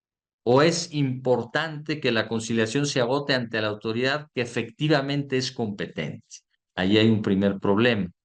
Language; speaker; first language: Spanish; native; Spanish